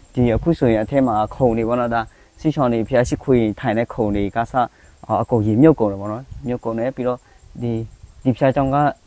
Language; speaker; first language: Burmese; non-native, local second language; Western Kayah